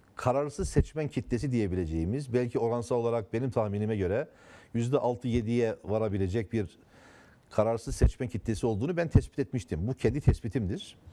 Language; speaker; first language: Turkish; native; Turkish